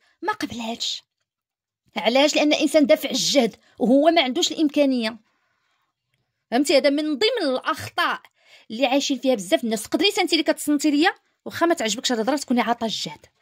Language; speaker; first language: Arabic; native; Arabic